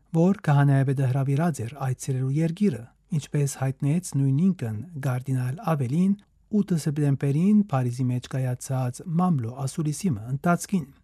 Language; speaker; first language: Armenian; native; Armenian